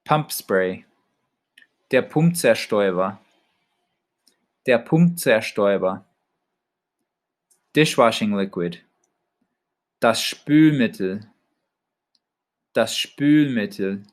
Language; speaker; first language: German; non-native, fluent; English